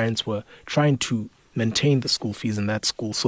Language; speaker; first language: English; non-native, local second language; North Ndebele